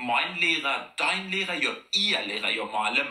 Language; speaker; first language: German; non-native, fluent; Persian